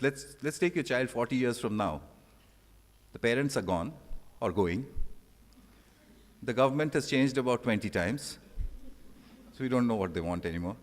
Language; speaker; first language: English; non-native, local second language; Bangla